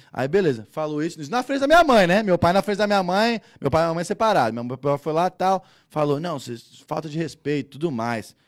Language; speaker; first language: Portuguese; early bilingual, heritage; Portuguese